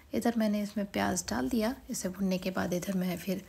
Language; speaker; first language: Hindi; native; Hindi